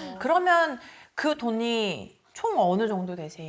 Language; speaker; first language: Korean; native; Korean